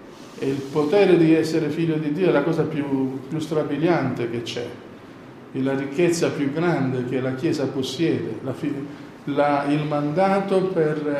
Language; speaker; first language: Italian; native; Italian